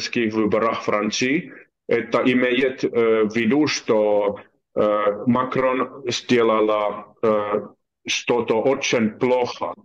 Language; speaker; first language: Russian; non-native, learner; Finnish